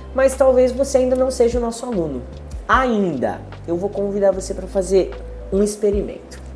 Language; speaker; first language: Portuguese; native; Portuguese